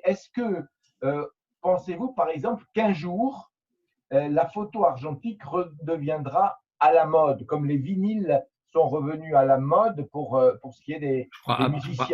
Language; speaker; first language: French; native; French